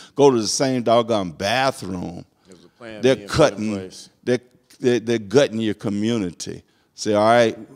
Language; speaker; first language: English; native; English